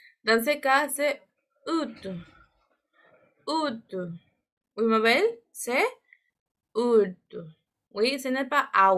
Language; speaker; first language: French; non-native, fluent; Spanish